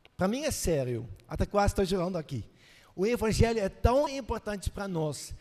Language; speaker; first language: Portuguese; non-native, fluent; Dutch